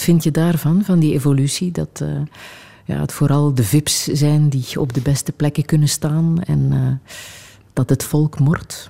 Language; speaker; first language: Dutch; native; Dutch